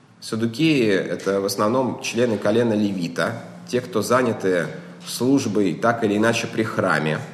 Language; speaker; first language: Russian; native; Russian